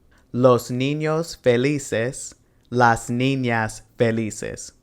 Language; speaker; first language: Spanish; non-native, fluent; English